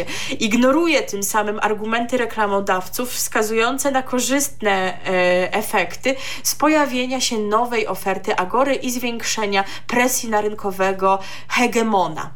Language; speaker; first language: Polish; native; Polish